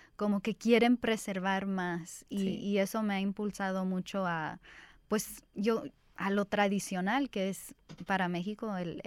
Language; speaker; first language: Spanish; early bilingual, heritage; Spanish